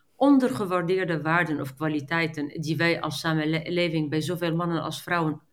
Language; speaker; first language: Dutch; non-native, fluent; Arabic